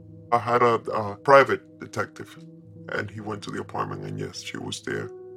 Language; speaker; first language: English; non-native, fluent; Spanish